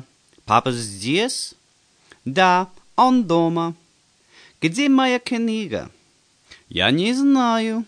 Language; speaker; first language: Russian; non-native, fluent; English